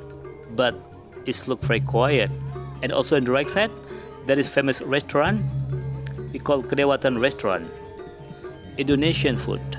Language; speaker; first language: English; non-native, learner; Indonesian